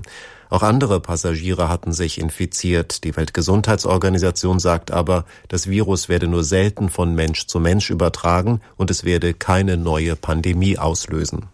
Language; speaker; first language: German; native; German